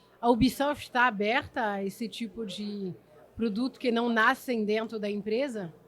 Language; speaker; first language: Portuguese; non-native, fluent; French